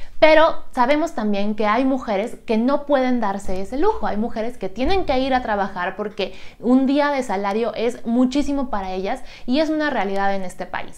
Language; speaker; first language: Spanish; native; Spanish